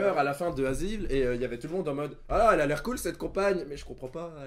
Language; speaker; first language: French; native; French